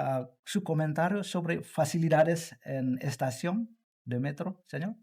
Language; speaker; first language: Spanish; non-native, learner; Indonesian